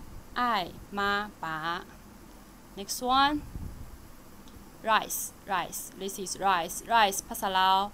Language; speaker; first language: English; non-native, learner; Chinese